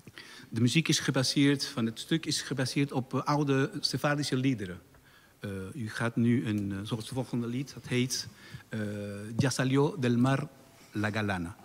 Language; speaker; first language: Dutch; non-native, fluent; Spanish